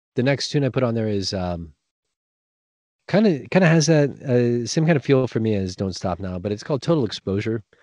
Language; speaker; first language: English; native; English